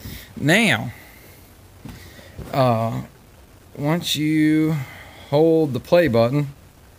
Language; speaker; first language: English; native; English